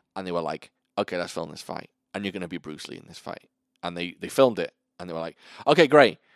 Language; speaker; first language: English; native; English